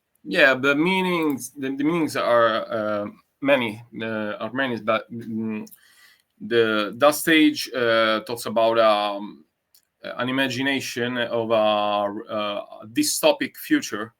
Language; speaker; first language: English; non-native, learner; Italian